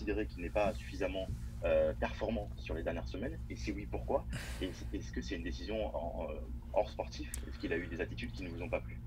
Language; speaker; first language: French; native; French